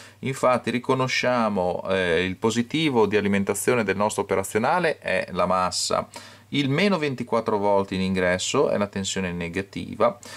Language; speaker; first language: Italian; native; Italian